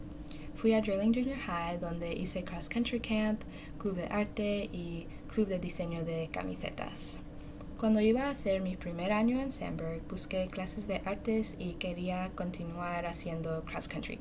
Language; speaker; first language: Spanish; early bilingual, heritage; Spanish